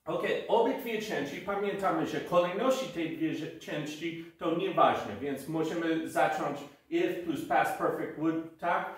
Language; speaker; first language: Polish; non-native, learner; English